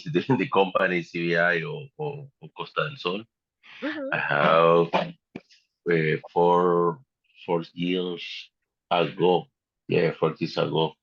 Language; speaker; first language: English; non-native, learner; Spanish